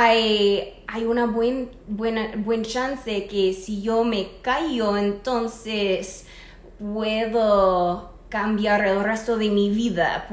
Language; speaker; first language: Spanish; non-native, fluent; English